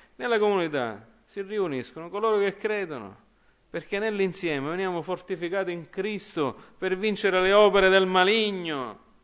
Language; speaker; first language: Italian; early bilingual, heritage; English